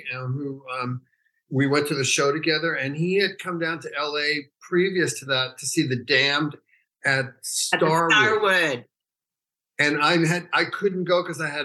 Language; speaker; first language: English; native; English